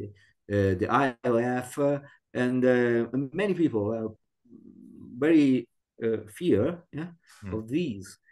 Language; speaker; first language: English; non-native, learner; Italian